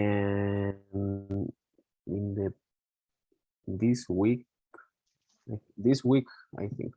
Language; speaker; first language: English; non-native, learner; Spanish